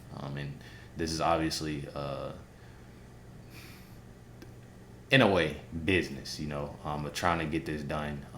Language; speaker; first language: English; native; English